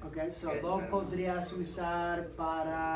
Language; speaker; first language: Spanish; non-native, fluent; English